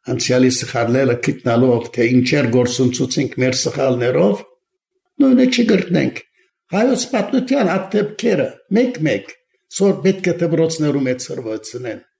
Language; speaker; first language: Armenian; early bilingual, heritage; Armenian